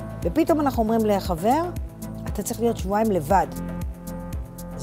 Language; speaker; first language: Hebrew; native; Hebrew